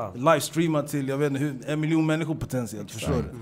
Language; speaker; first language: Swedish; early bilingual, other home language; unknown